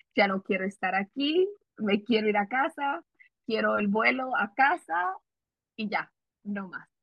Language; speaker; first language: Spanish; early bilingual, heritage; Spanish